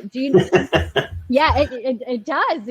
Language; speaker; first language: English; native; English